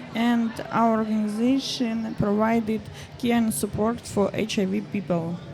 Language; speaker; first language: English; non-native, learner; Russian